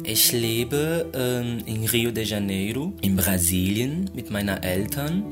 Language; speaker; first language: German; non-native, fluent; Portuguese